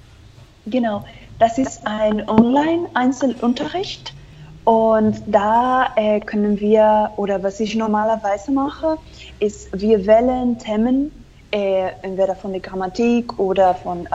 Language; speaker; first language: German; non-native, fluent; Spanish